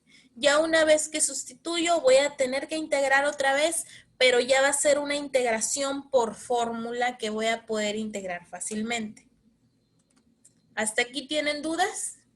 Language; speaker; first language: Spanish; native; Spanish